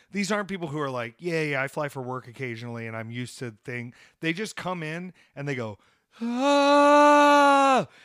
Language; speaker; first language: English; native; English